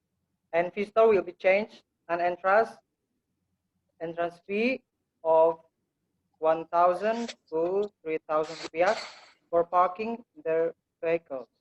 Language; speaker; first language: English; non-native, learner; Indonesian